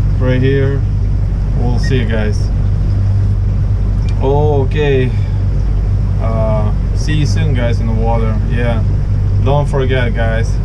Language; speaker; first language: English; non-native, learner; Ukrainian